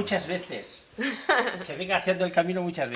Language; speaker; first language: Spanish; native; Spanish